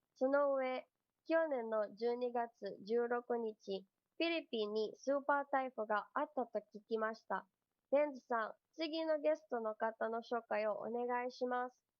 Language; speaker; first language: Japanese; non-native, learner; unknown